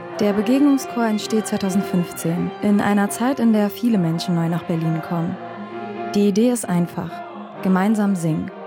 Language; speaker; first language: German; native; German